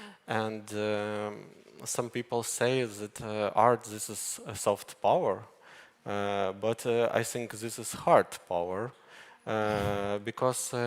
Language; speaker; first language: English; non-native, learner; Ukrainian